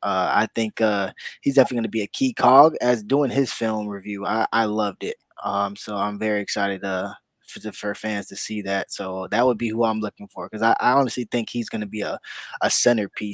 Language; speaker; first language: English; native; English